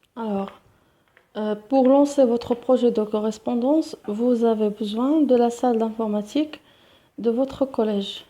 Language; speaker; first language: French; non-native, local second language; Arabic